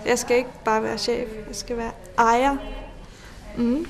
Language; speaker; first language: Danish; non-native, fluent; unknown